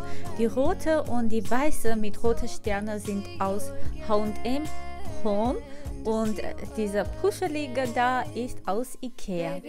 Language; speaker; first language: German; non-native, fluent; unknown